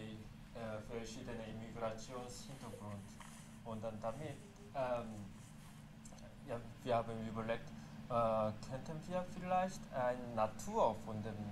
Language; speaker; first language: German; non-native, fluent; Korean